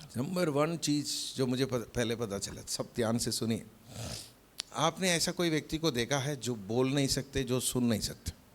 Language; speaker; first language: Hindi; non-native, local second language; Malayalam